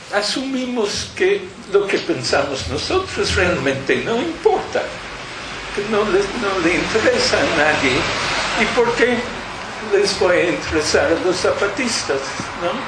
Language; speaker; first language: Spanish; non-native, fluent; English